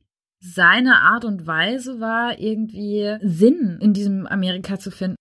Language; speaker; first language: German; native; German